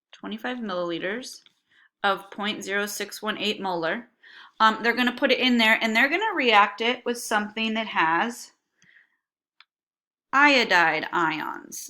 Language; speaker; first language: English; native; English